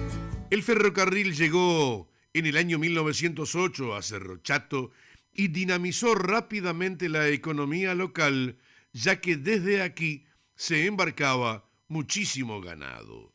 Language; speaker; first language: Spanish; native; Spanish